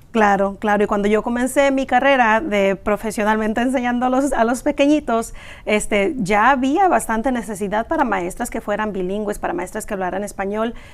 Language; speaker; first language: Spanish; early bilingual, other home language; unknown